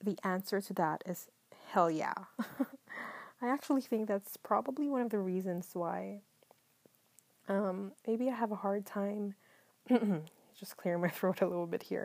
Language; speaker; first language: English; non-native, local second language; Filipino